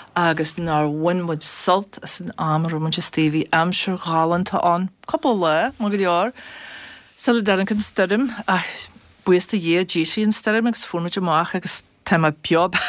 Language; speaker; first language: Irish; non-native, fluent; English